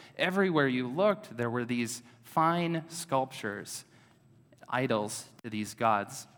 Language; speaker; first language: English; native; English